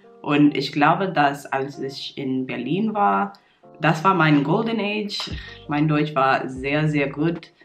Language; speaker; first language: German; non-native, fluent; English